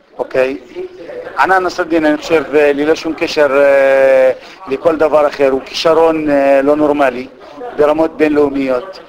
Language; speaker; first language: Hebrew; non-native, local second language; Arabic